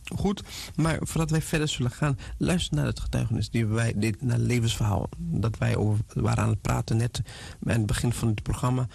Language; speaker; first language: Dutch; non-native, fluent; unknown